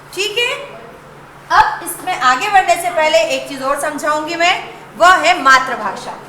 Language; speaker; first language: Hindi; native; Hindi